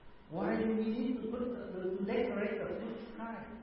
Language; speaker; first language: English; non-native, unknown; Vietnamese